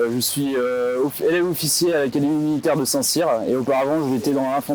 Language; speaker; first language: French; native; French